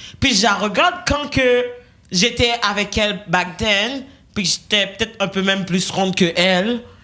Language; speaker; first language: French; early bilingual, other home language; Haitian Creole